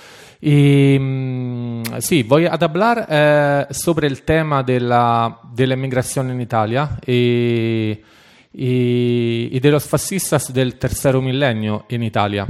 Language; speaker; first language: Spanish; non-native, fluent; Italian